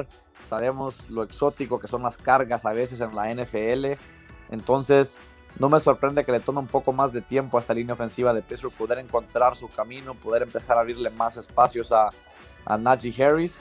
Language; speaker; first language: Spanish; native; Spanish